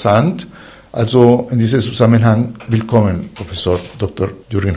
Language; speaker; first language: German; non-native, fluent; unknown